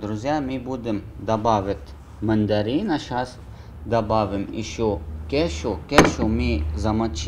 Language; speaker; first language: Russian; non-native, learner; Arabic